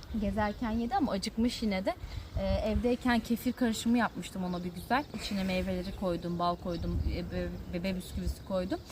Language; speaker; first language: Turkish; native; Turkish